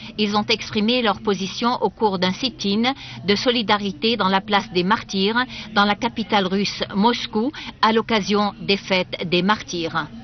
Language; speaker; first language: French; non-native, fluent; Arabic